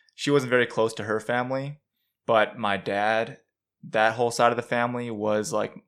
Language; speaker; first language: English; early bilingual, other home language; Urdu